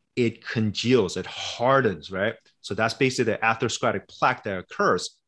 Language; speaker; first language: English; early bilingual, other home language; Korean